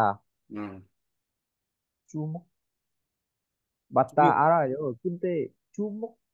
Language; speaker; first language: Korean; non-native, learner; Vietnamese